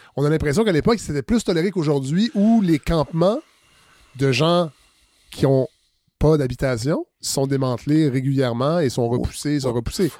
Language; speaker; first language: French; native; French